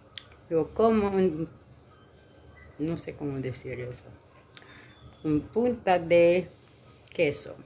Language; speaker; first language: Spanish; non-native, learner; French